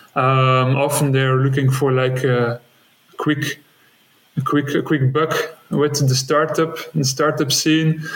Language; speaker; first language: English; non-native, fluent; Dutch